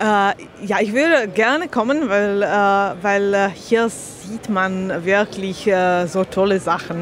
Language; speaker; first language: German; non-native, learner; Slovak